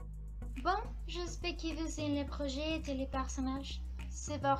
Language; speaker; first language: French; non-native, learner; Spanish